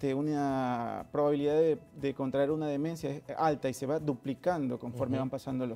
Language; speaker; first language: Spanish; native; Spanish